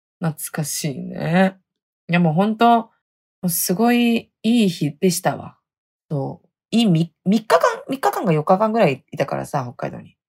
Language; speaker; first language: Japanese; native; Japanese